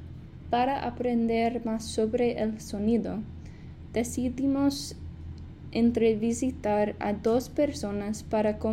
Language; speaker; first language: Spanish; non-native, fluent; English